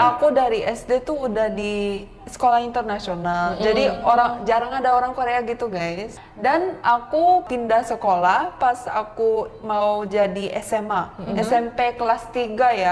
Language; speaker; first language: Indonesian; early bilingual, other home language; Korean